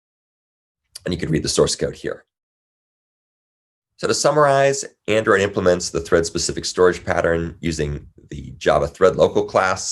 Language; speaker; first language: English; native; English